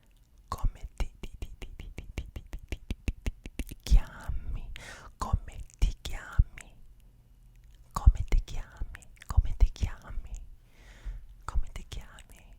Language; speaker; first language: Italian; non-native, learner; English